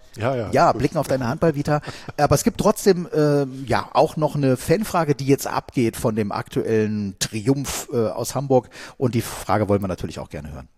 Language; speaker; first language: German; native; German